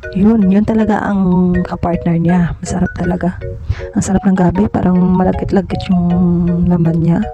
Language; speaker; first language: Filipino; non-native, local second language; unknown